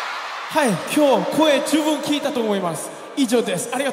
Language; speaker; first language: Japanese; non-native, fluent; Korean